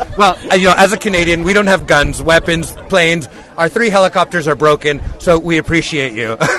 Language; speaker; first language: English; native; English